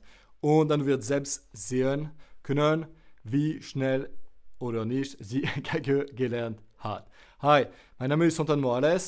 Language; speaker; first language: German; non-native, fluent; French